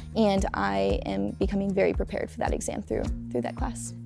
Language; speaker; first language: English; native; English